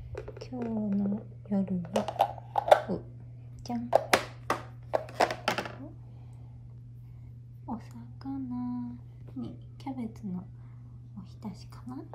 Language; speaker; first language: Japanese; native; Japanese